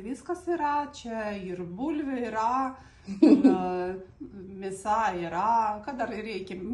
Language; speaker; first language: Lithuanian; non-native, learner; Russian